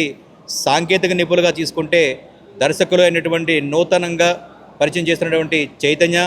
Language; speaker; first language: Telugu; native; Telugu